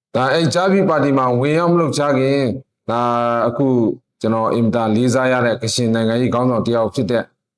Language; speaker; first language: Burmese; non-native, local second language; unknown